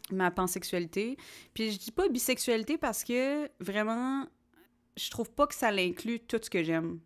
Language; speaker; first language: French; native; French